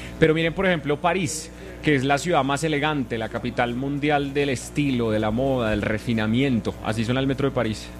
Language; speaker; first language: Spanish; native; Spanish